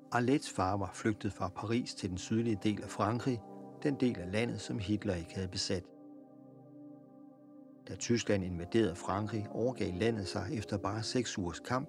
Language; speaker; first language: Danish; native; Danish